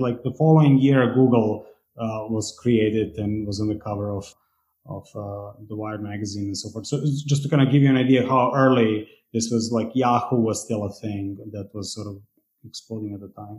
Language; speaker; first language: English; non-native, fluent; Serbian